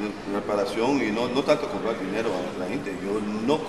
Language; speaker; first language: Spanish; non-native, local second language; English